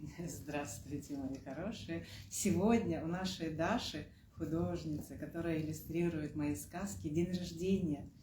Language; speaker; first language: Russian; native; Russian